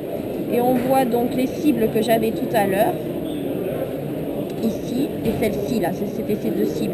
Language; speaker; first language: French; native; French